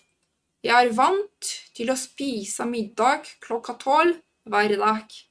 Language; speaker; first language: Norwegian; non-native, fluent; Polish